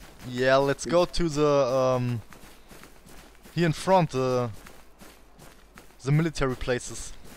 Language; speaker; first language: English; non-native, learner; German